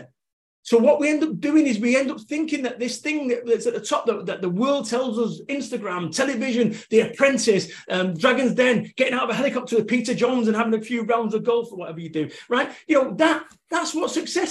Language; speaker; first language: English; native; English